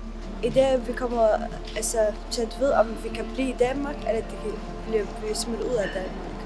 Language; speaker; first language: Danish; non-native, learner; Arabic